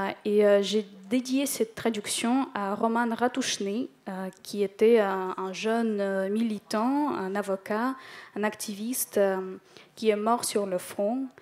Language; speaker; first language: French; non-native, fluent; Ukrainian